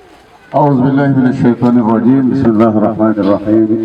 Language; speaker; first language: Arabic; non-native, fluent; Indonesian